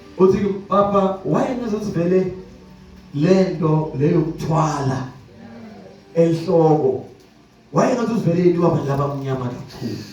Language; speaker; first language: Zulu; non-native, local second language; Swati